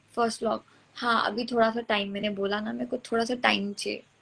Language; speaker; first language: Hindi; native; Hindi